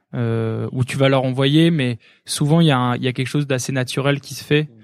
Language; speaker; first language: French; native; French